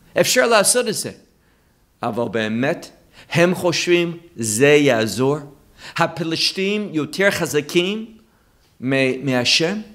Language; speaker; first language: Hebrew; non-native, fluent; English